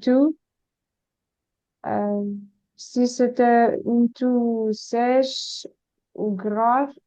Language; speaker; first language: French; non-native, learner; Ukrainian